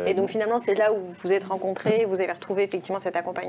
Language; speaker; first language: French; native; French